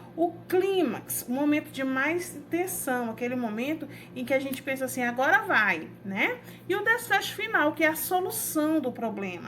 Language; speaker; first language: Portuguese; native; Portuguese